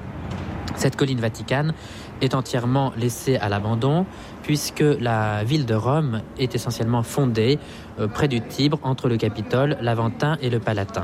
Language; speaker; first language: French; native; French